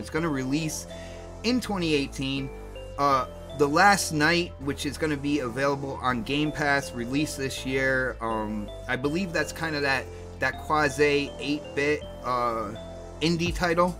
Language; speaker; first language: English; native; English